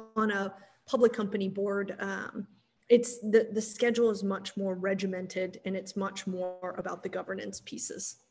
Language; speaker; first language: English; native; English